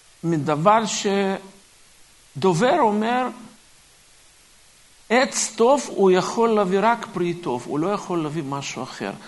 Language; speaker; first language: Hebrew; non-native, fluent; Russian